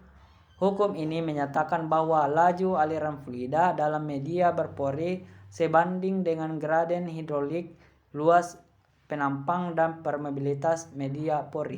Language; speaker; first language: Indonesian; native; Indonesian